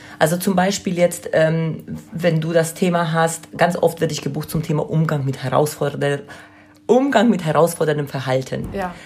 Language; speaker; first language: German; non-native, fluent; Polish